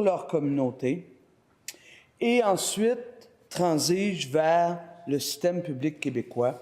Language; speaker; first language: French; native; French